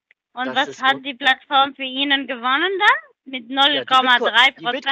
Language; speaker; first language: German; non-native, learner; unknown